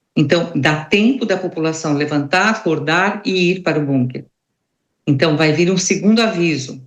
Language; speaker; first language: Portuguese; native; Portuguese